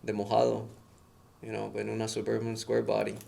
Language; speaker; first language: Spanish; early bilingual, other home language; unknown